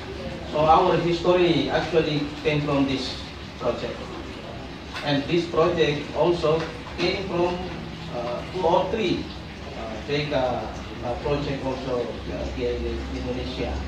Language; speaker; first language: English; non-native, fluent; Indonesian